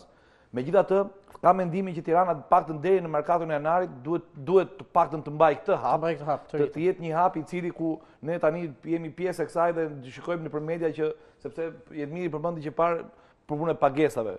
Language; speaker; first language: Albanian; native; Albanian